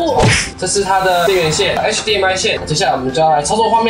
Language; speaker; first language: Chinese; native; Chinese